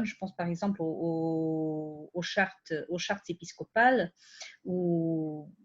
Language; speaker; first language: French; non-native, fluent; Portuguese